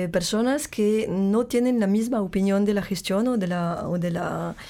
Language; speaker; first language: Spanish; non-native, fluent; French